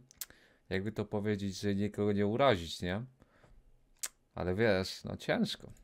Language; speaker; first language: Polish; native; Polish